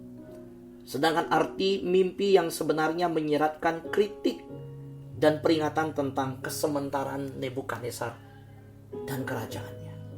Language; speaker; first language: Indonesian; native; Indonesian